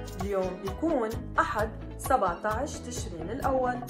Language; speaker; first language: Arabic; native; Arabic